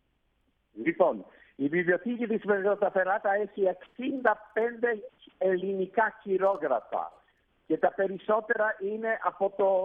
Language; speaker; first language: Greek; non-native, fluent; Italian